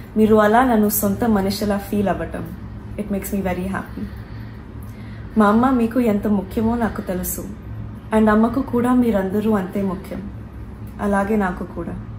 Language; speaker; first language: Telugu; non-native, learner; Hindi